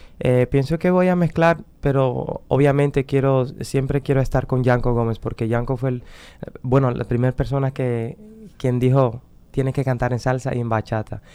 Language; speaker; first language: Spanish; early bilingual, heritage; Spanish